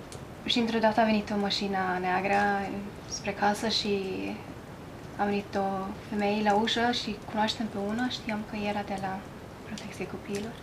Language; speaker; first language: Romanian; non-native, learner; Norwegian